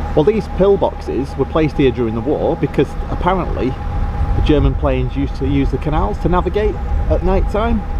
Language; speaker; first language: English; native; English